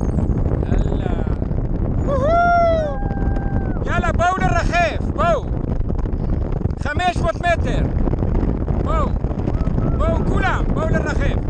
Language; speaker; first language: Hebrew; native; Hebrew